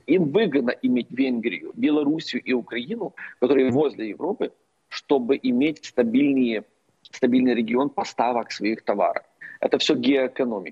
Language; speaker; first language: Russian; non-native, local second language; Ukrainian